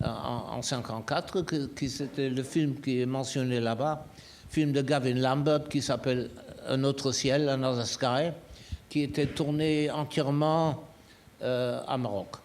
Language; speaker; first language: French; non-native, fluent; German